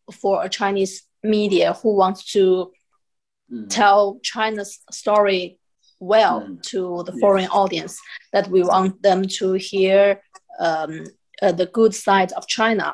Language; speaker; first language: English; non-native, fluent; Chinese